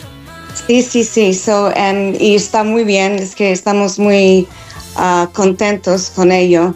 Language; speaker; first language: Spanish; non-native, fluent; English